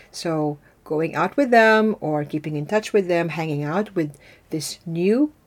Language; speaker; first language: English; non-native, local second language; Filipino